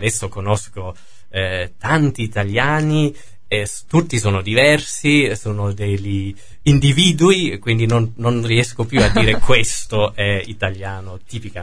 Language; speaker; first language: Italian; non-native, fluent; German